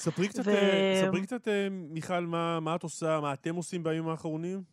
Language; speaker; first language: Hebrew; native; Hebrew